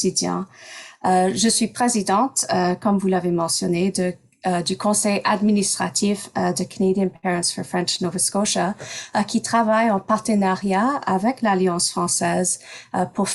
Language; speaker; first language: French; non-native, local second language; English